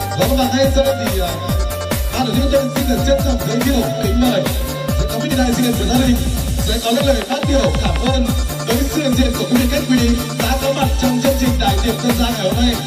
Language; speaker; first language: Vietnamese; non-native, local second language; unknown